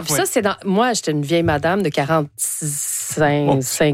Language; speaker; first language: French; native; French